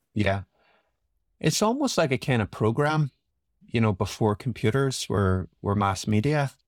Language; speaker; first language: English; native; English